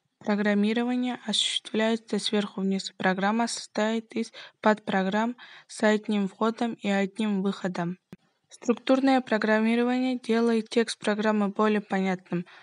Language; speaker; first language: Russian; non-native, local second language; Kyrgyz